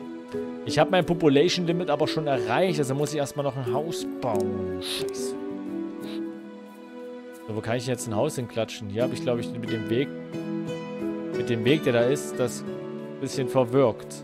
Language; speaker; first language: German; native; German